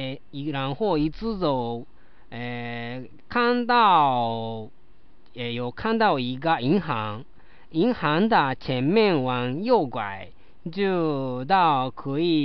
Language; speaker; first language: Chinese; non-native, learner; Japanese